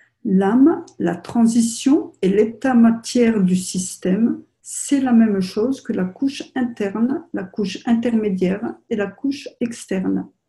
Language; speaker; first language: French; native; French